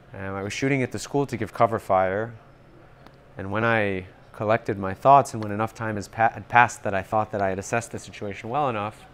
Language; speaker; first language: English; native; English